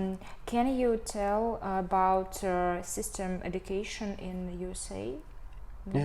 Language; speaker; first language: English; non-native, learner; Russian